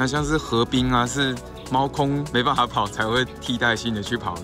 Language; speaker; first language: Chinese; native; Chinese